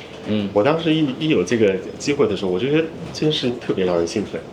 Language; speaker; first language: Chinese; native; Chinese